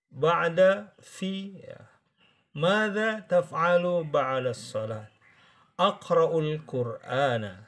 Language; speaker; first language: Arabic; non-native, fluent; Indonesian